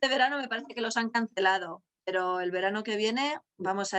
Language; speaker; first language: Spanish; non-native, local second language; Basque